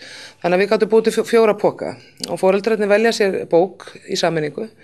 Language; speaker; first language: Icelandic; native; Icelandic